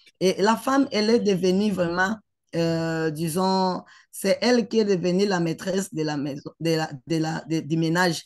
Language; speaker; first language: French; non-native, local second language; Swahili